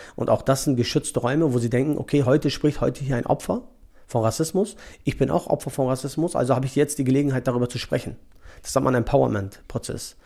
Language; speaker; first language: German; early bilingual, other home language; Turkish